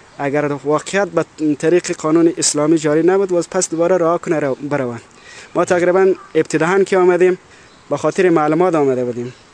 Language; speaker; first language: Persian; native; Persian